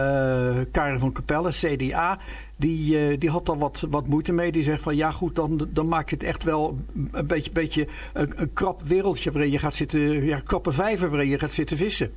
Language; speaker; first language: Dutch; native; Dutch